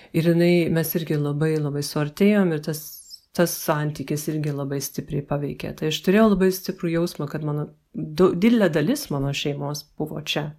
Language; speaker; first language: Lithuanian; early bilingual, heritage; Lithuanian